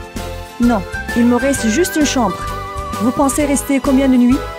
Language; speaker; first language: French; non-native, learner; Azerbaijani